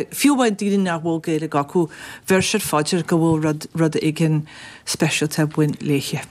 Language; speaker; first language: Irish; non-native, fluent; English